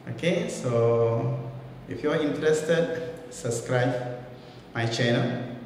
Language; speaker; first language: English; non-native, local second language; Tamil